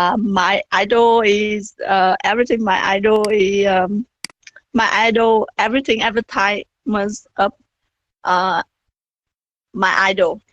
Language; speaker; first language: English; non-native, learner; Vietnamese